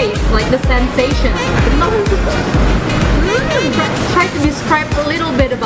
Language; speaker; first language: English; non-native, fluent; Indonesian